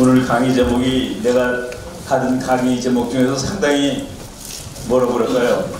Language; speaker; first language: Korean; native; Korean